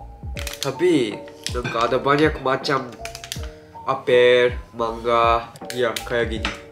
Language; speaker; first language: Indonesian; non-native, learner; Japanese